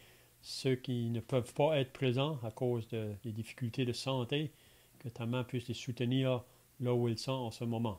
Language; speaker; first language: French; native; French